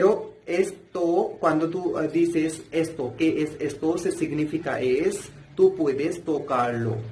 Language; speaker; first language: Spanish; non-native, fluent; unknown